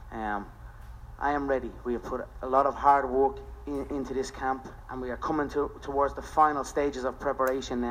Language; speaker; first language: English; non-native, local second language; Irish